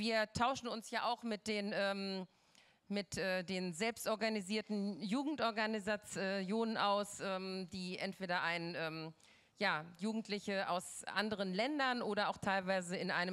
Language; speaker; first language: German; native; German